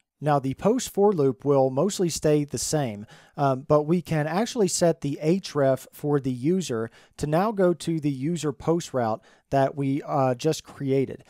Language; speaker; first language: English; native; English